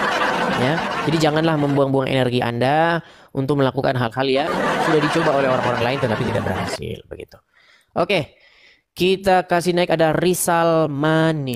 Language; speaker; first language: Indonesian; native; Indonesian